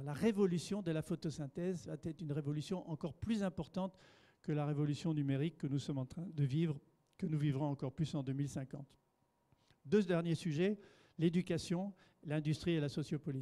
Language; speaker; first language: French; native; French